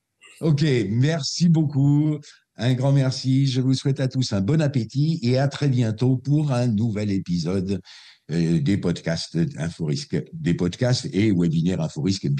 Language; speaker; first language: French; native; French